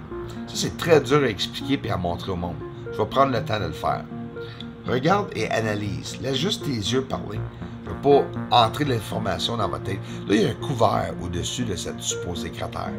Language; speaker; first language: French; native; French